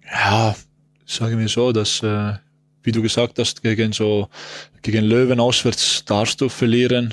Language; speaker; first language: German; non-native, learner; Estonian